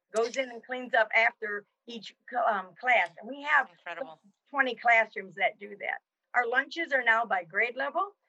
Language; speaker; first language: English; native; English